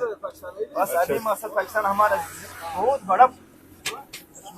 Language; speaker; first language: Hindi; non-native, learner; Pashto